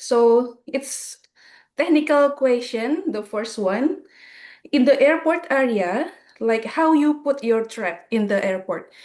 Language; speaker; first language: English; non-native, fluent; Indonesian